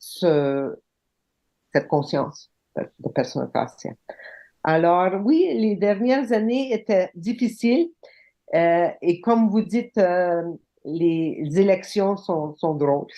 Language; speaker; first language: French; non-native, local second language; English